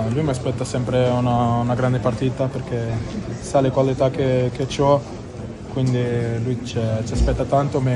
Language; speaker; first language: Italian; non-native, fluent; Portuguese